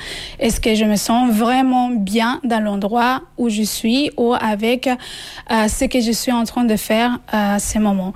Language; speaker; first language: French; non-native, fluent; Spanish